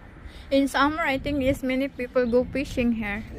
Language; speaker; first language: English; non-native, local second language; Filipino